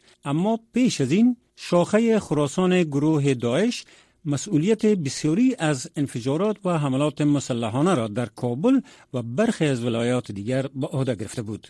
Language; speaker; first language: Persian; native; Persian